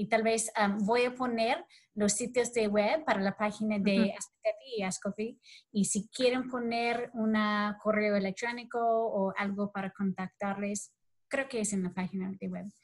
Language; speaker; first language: Spanish; non-native, fluent; English